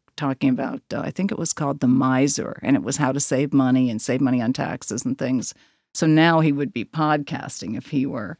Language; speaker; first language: English; native; English